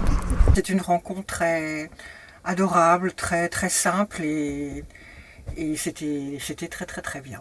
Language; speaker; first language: French; native; French